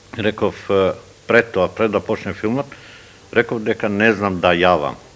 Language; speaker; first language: Macedonian; non-native, local second language; Turkish